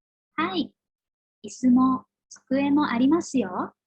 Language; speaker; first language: Japanese; non-native, learner; Indonesian